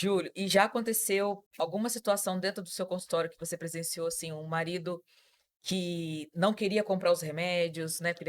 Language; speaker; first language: Portuguese; native; Portuguese